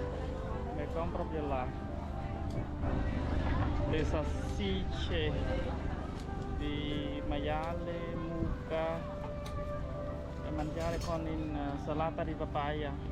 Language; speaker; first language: Italian; non-native, fluent; Vietnamese